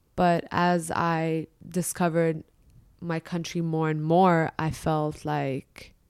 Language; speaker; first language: English; early bilingual, other home language; Arabic